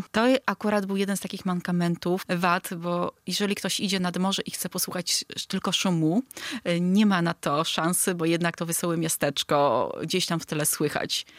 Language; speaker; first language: Polish; native; Polish